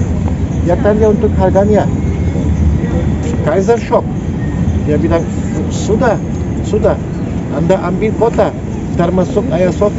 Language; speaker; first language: Indonesian; non-native, learner; Turkish